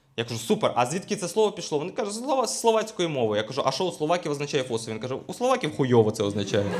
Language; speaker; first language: Ukrainian; non-native, local second language; Russian